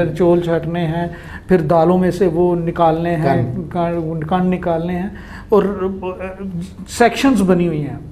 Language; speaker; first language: Hindi; native; Hindi